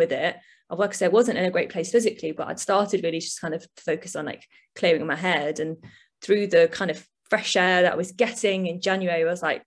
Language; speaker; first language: English; native; English